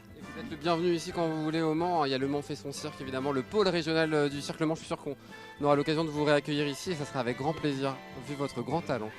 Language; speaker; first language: French; native; French